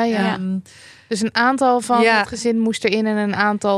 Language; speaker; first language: Dutch; native; Dutch